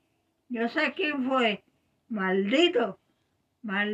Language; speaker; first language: Spanish; native; Spanish